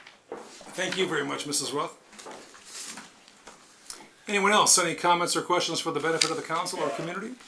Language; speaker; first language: English; native; English